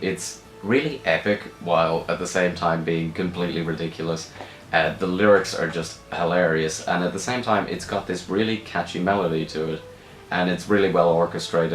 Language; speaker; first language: English; native; English